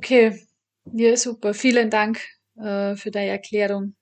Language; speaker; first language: German; native; German